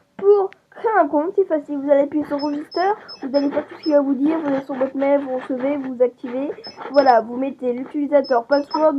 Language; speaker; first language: French; native; French